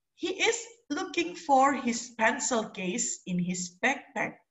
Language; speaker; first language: English; non-native, fluent; Indonesian